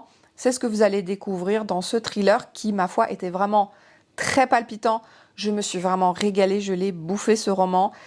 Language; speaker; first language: French; native; French